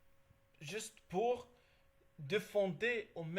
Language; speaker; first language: French; non-native, learner; Arabic